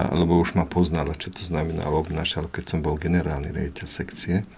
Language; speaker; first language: Slovak; native; Slovak